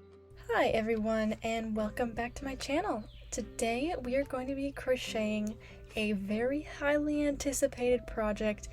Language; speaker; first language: English; native; English